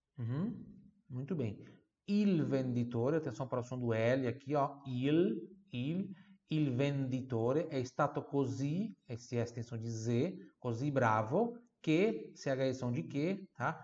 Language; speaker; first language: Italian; non-native, fluent; Portuguese